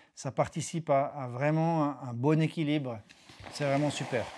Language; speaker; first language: French; native; French